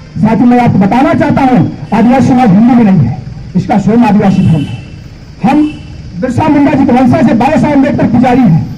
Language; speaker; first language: Hindi; native; Hindi